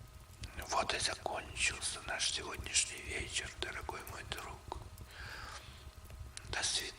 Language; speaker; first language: Russian; native; Russian